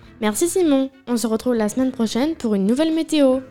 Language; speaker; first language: French; native; French